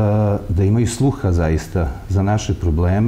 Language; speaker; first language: Serbian; native; Serbian